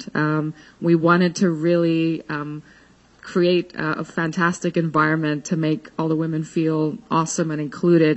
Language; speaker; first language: English; non-native, local second language; Hindi